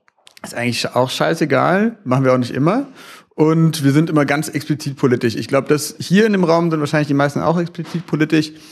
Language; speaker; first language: German; native; German